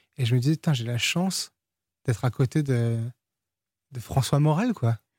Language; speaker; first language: French; early bilingual, other home language; Portuguese